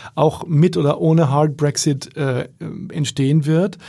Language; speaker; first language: German; native; German